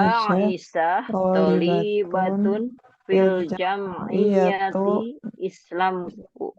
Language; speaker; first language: Arabic; non-native, learner; Indonesian